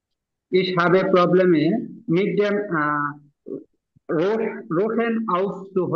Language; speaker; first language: German; non-native, learner; Bangla